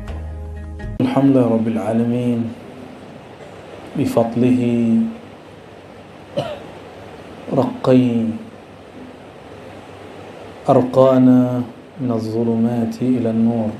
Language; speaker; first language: Arabic; non-native, fluent; Indonesian